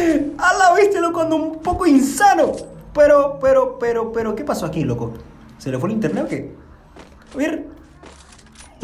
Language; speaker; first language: Spanish; native; Spanish